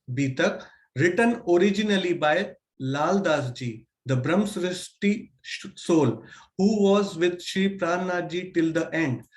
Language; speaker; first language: English; non-native, local second language; Hindi